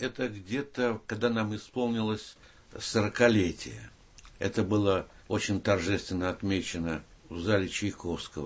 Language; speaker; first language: Russian; native; Russian